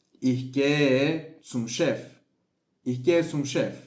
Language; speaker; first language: German; non-native, fluent; Turkish